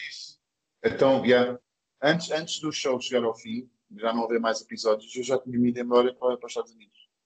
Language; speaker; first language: Portuguese; early bilingual, other home language; English